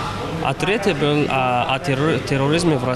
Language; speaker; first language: Russian; non-native, fluent; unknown